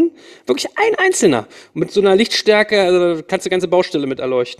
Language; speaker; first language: German; native; German